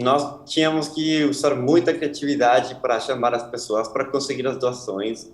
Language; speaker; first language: Portuguese; non-native, fluent; Spanish